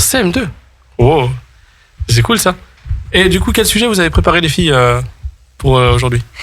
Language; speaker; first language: French; native; French